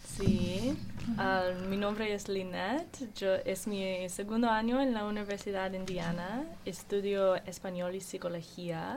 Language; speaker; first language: Spanish; non-native, learner; English